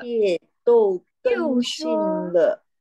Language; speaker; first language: Chinese; non-native, learner; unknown